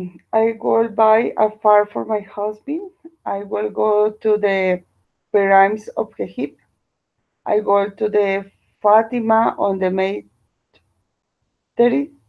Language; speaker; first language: English; non-native, learner; Spanish